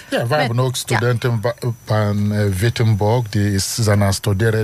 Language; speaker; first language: Dutch; non-native, learner; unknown